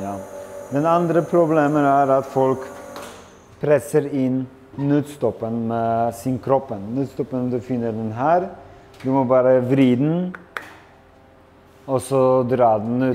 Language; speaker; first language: Norwegian; non-native, fluent; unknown